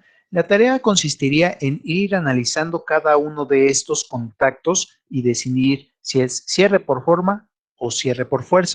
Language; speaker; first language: Spanish; native; Spanish